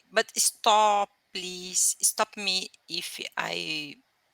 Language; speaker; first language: English; non-native, learner; Portuguese